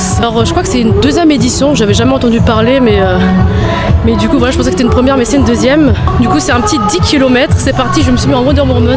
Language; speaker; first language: French; native; French